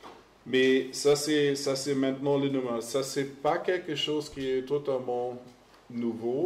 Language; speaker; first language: French; non-native, fluent; German